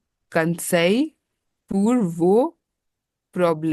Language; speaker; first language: French; non-native, learner; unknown